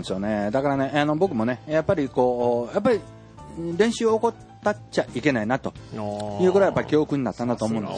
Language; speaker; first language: Japanese; native; Japanese